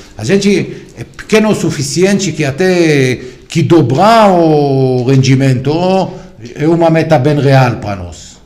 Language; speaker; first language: Portuguese; non-native, fluent; Hebrew